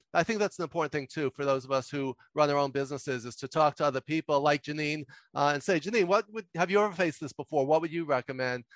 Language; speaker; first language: English; native; English